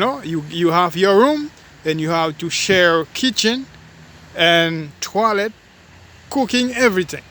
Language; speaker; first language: English; non-native, learner; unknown